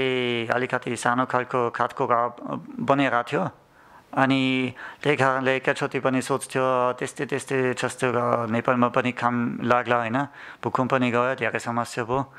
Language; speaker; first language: Nepali; non-native, learner; German